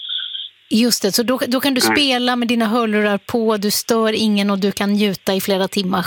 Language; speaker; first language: Swedish; native; Swedish